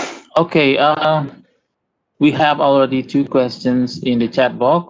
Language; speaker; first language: English; non-native, fluent; Indonesian